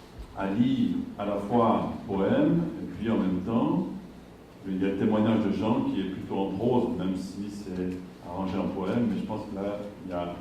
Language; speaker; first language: French; native; French